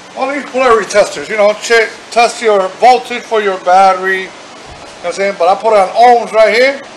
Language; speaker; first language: English; non-native, fluent; Spanish